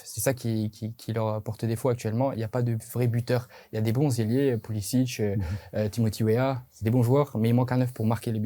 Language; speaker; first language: French; native; French